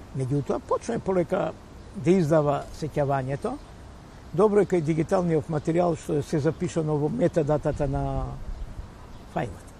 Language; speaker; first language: Macedonian; native; Macedonian